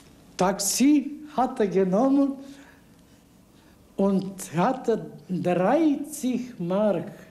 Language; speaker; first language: German; non-native, learner; Bulgarian